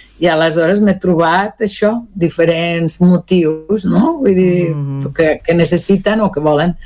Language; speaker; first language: Catalan; non-native, local second language; Spanish